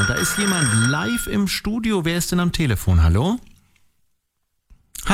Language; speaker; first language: German; native; German